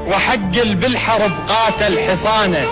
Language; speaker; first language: Arabic; native; Arabic